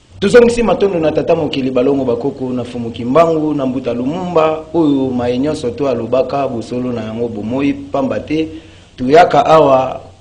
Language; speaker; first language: Lingala; non-native, local second language; Kongo